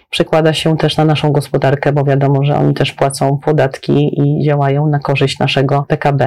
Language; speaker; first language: Polish; native; Polish